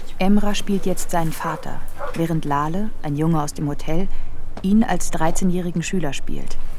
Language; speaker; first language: German; native; German